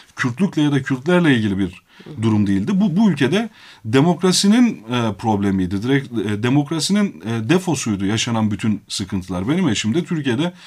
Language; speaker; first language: Turkish; non-native, local second language; Kurdish